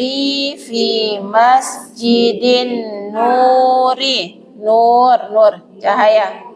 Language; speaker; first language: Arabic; non-native, fluent; Indonesian